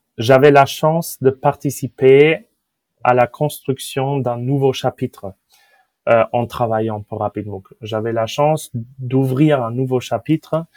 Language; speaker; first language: French; non-native, fluent; German